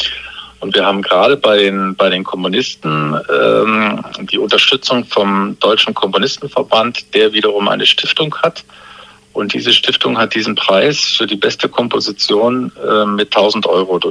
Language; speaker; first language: German; native; German